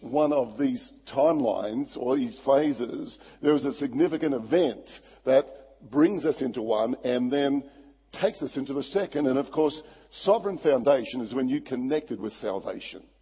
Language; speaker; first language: English; native; English